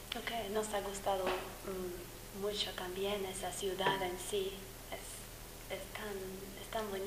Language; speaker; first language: Spanish; non-native, fluent; English